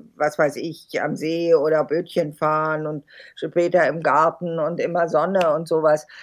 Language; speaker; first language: German; native; German